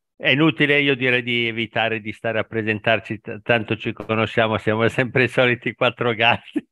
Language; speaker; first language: Italian; native; Italian